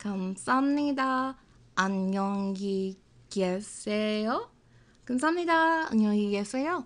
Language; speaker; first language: Korean; non-native, learner; English